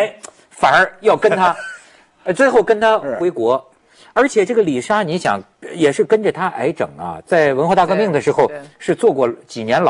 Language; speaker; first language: Chinese; native; Chinese